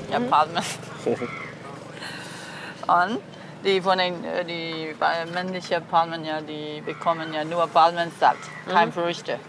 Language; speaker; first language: German; non-native, learner; Burmese